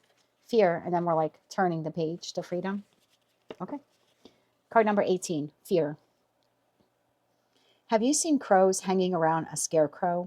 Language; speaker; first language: English; native; English